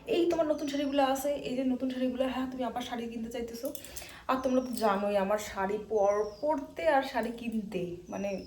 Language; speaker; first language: Bangla; non-native, local second language; Rangpuri